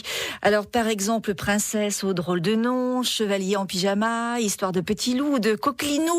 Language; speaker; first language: French; native; French